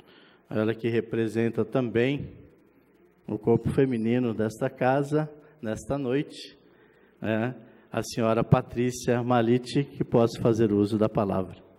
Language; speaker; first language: Portuguese; native; Portuguese